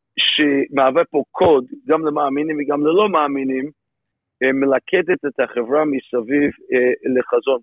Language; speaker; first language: Hebrew; non-native, fluent; English